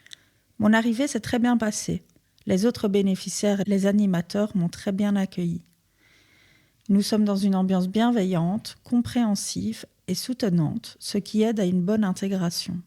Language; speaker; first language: French; native; French